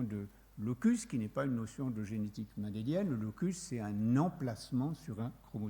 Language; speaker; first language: French; native; French